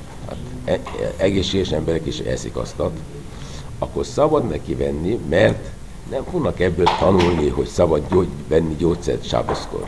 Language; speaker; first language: Hungarian; non-native, fluent; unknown